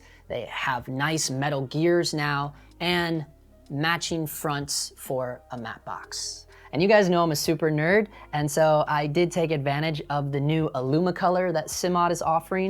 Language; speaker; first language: English; native; English